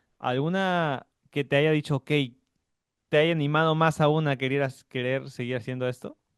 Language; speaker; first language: Spanish; native; Spanish